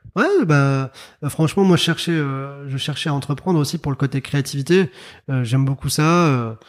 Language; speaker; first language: French; early bilingual, other home language; Arabic